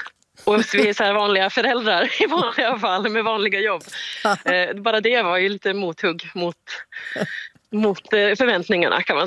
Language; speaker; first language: Swedish; native; Swedish